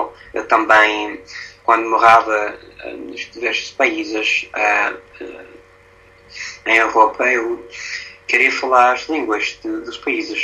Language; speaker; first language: Portuguese; non-native, fluent; English